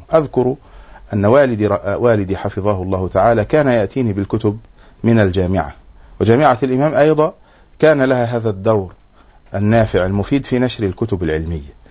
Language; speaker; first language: Arabic; native; Arabic